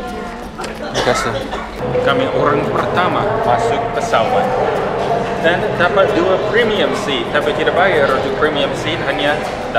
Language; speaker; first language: Indonesian; non-native, fluent; English